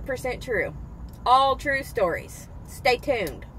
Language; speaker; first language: English; native; English